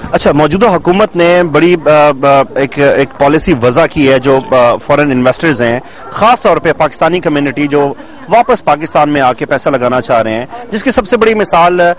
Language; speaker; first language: Urdu; non-native, local second language; Punjabi